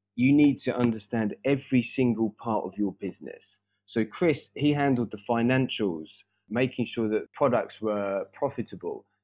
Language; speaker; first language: English; native; English